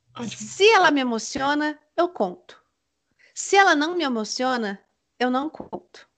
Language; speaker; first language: Portuguese; native; Portuguese